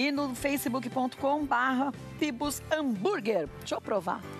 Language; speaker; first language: Portuguese; native; Portuguese